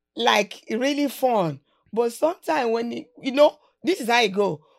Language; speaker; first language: English; non-native, local second language; Yoruba